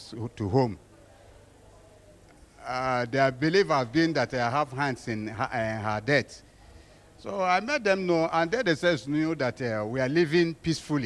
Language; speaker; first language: English; non-native, local second language; Igbo